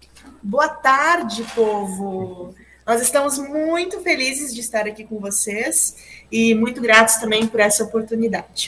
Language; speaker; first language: Portuguese; native; Portuguese